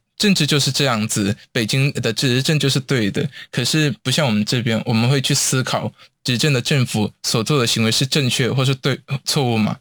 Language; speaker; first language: Chinese; non-native, local second language; Cantonese